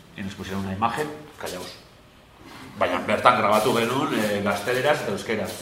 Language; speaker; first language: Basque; non-native, local second language; Spanish